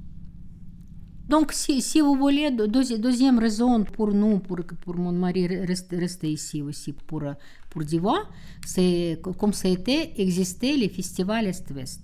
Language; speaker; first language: French; non-native, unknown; Russian